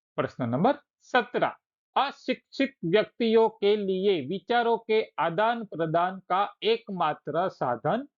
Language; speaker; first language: Hindi; non-native, local second language; Gujarati